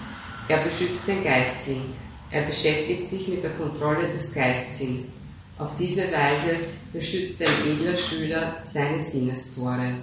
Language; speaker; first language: German; native; German